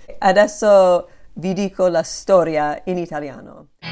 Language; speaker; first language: Italian; non-native, fluent; English